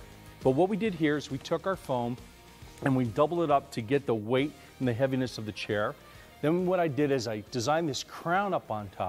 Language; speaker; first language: English; native; English